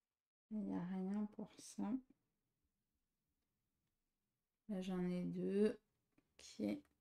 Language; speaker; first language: French; native; French